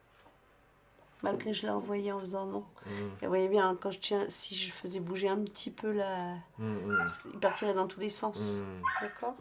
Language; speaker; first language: French; native; French